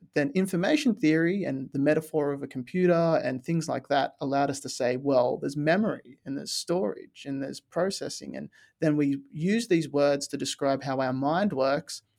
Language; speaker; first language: English; native; English